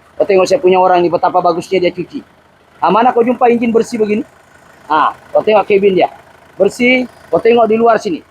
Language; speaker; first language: Malay; native; Malay